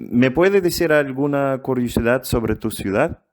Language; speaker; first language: Spanish; non-native, fluent; Russian